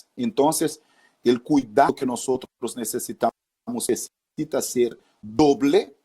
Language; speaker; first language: Spanish; non-native, fluent; Portuguese